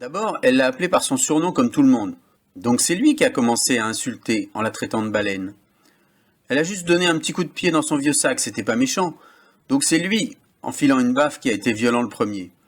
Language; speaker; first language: French; native; French